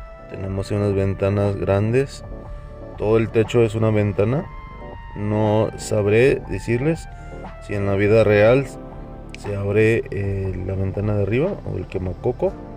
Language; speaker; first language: Spanish; early bilingual, heritage; Spanish